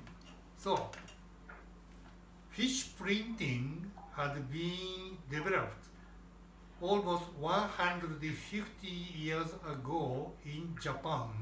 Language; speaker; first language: English; non-native, learner; Japanese